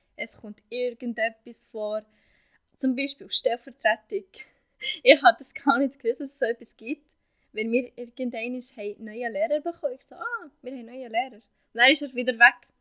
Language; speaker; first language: German; non-native, fluent; Arabic